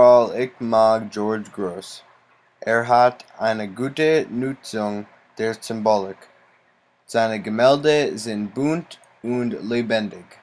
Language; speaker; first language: German; non-native, learner; English